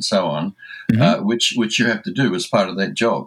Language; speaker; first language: English; native; English